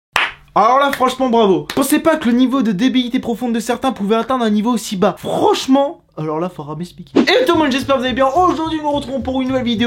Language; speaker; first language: French; native; French